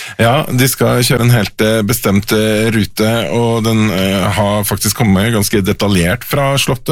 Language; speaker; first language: Norwegian; native; Norwegian